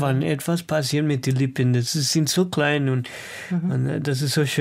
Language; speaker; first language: German; non-native, learner; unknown